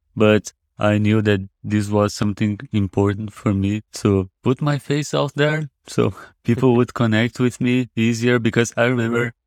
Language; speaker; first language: English; non-native, fluent; Portuguese